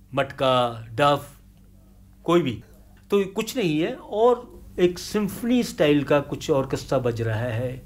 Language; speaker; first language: Hindi; non-native, local second language; Punjabi